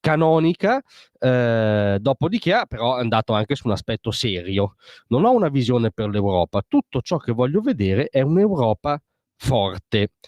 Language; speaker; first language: Italian; native; Italian